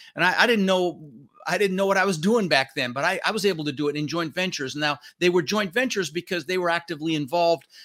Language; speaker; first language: English; early bilingual, other home language; Dutch